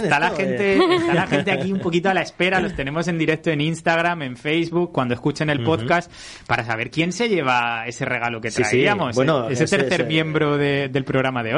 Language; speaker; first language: Spanish; native; Spanish